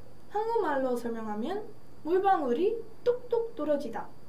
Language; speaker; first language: Korean; early bilingual, other home language; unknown